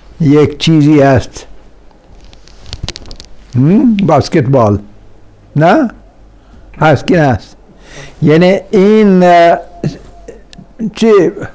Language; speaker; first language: Persian; non-native, fluent; Urdu